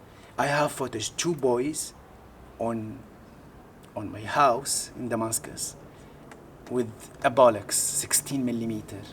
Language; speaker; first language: English; non-native, learner; Arabic